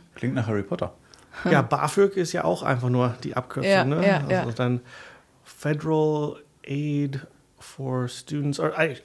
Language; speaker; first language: German; non-native, fluent; English